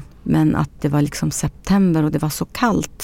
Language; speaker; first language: Swedish; early bilingual, other home language; Arabic